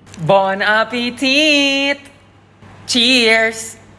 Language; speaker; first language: English; non-native, local second language; Filipino